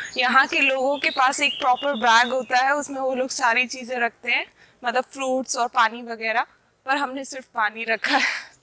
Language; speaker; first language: Hindi; native; Hindi